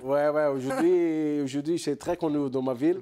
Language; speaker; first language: French; non-native, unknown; Portuguese